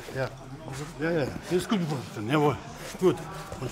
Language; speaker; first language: German; native; German